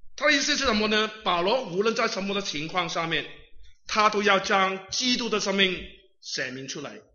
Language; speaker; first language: Chinese; non-native, local second language; Cantonese